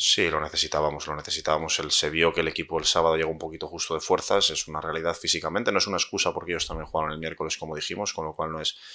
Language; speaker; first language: Spanish; native; Spanish